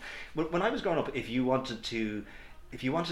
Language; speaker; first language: English; native; English